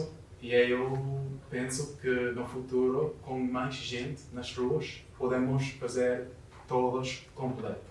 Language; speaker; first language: Portuguese; non-native, learner; English